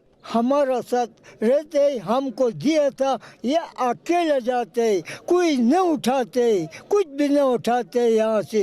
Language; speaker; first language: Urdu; non-native, local second language; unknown